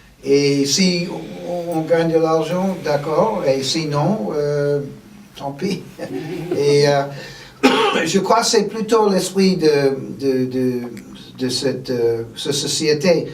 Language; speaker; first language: French; non-native, fluent; English